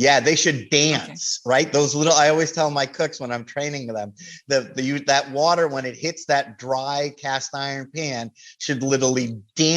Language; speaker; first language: English; native; English